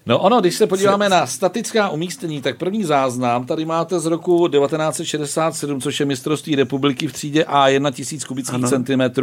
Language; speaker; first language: Czech; native; Czech